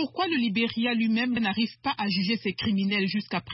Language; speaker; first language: French; native; French